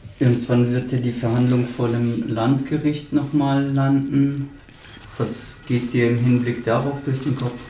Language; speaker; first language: German; native; German